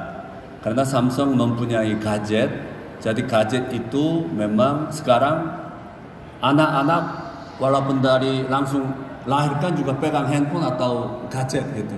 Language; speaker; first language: Indonesian; non-native, fluent; Korean